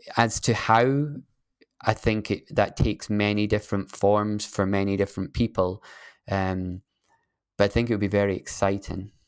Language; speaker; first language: English; native; English